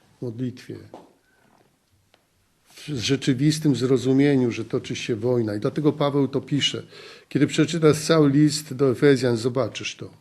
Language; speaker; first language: Polish; native; Polish